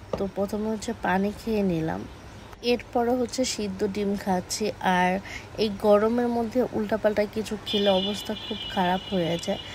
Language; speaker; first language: Bangla; native; Bangla